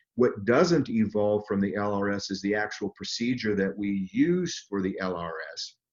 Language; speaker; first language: English; native; English